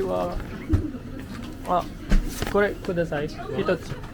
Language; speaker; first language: Japanese; non-native, learner; Filipino